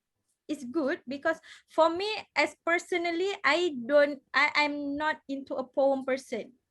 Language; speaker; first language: English; non-native, fluent; Malay